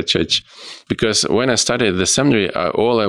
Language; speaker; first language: English; non-native, fluent; Ukrainian